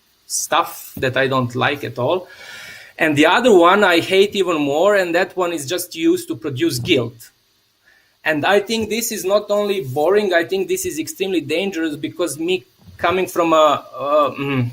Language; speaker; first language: English; non-native, fluent; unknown